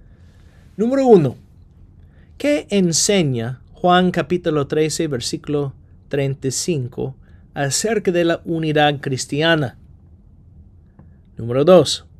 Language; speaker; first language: Spanish; non-native, fluent; English